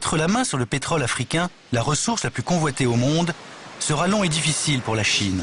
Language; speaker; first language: French; native; French